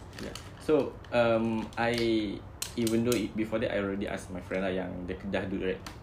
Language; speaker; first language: English; non-native, local second language; Malay